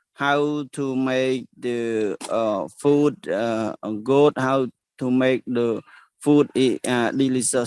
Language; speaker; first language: English; non-native, learner; Khmer